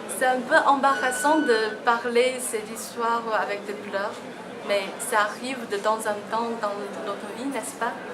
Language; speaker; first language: French; non-native, fluent; Chinese